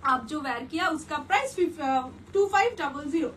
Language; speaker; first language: Hindi; non-native, local second language; Bangla